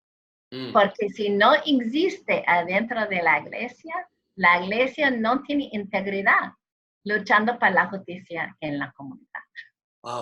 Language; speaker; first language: Spanish; non-native, fluent; English